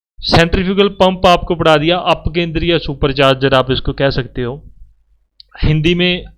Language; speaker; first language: Hindi; native; Hindi